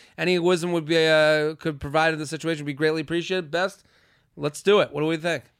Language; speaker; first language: English; native; English